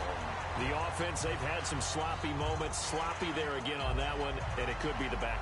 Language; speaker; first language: English; native; English